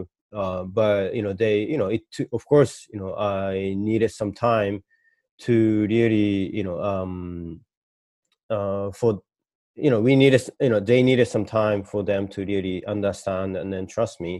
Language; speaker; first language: English; non-native, fluent; Japanese